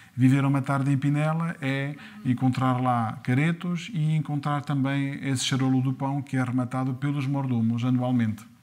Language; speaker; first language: Portuguese; early bilingual, other home language; French